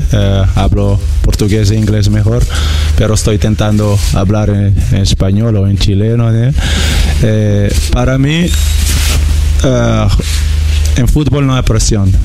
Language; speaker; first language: Spanish; non-native, learner; Portuguese